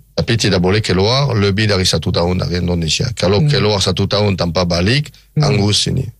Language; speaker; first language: Indonesian; non-native, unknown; French